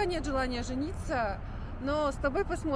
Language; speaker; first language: Russian; native; Russian